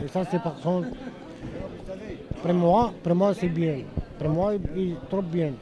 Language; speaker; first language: French; non-native, learner; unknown